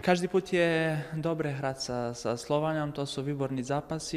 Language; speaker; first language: Slovak; non-native, learner; Macedonian